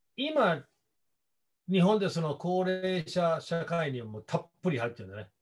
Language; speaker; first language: Japanese; non-native, fluent; English